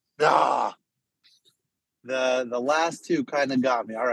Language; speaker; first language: English; native; English